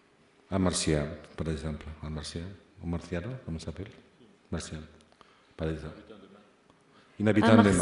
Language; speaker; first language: French; non-native, fluent; Spanish